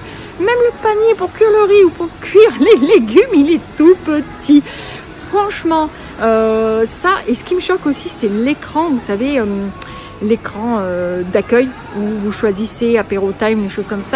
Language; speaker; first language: French; native; French